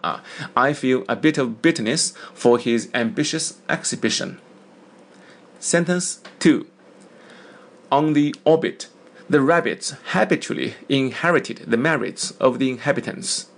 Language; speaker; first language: English; non-native, fluent; Chinese